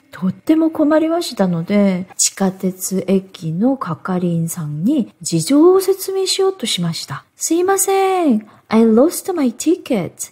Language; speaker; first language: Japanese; non-native, fluent; Korean